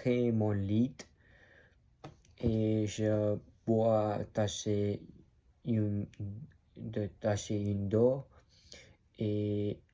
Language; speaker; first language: French; non-native, learner; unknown